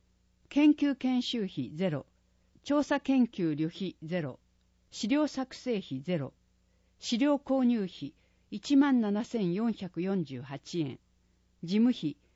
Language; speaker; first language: Japanese; native; Japanese